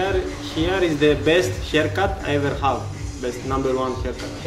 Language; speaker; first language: English; non-native, learner; Greek